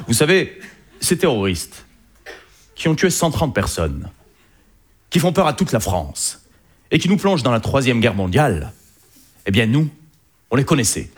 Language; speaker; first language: French; native; French